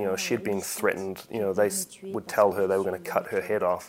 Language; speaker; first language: English; native; English